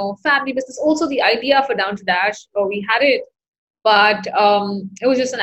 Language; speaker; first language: English; non-native, local second language; Hindi